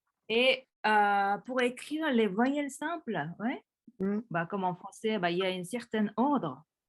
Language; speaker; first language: French; early bilingual, other home language; Korean